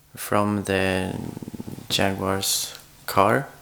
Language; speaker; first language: English; non-native, fluent; Swedish